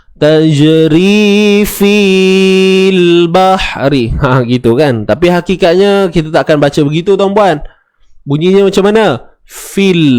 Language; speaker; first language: Malay; native; Malay